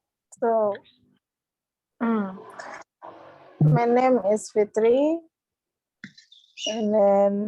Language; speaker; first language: English; non-native, learner; Indonesian